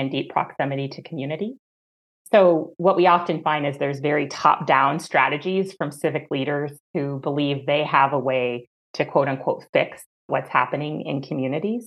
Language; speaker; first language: English; native; English